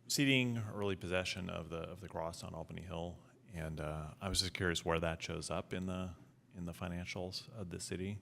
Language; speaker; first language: English; native; English